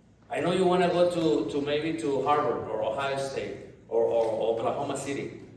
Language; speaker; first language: English; non-native, fluent; Spanish